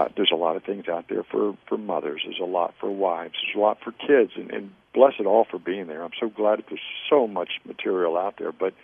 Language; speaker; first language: English; native; English